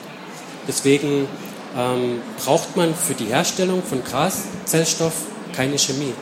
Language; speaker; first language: German; native; German